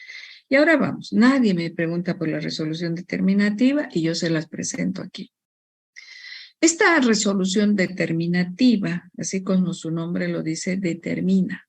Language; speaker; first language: Spanish; native; Spanish